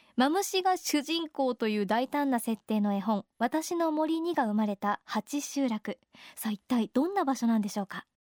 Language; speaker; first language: Japanese; native; Japanese